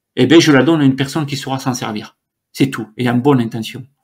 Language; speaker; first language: French; native; French